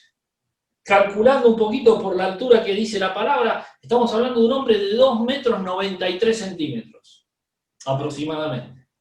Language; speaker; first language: Spanish; native; Spanish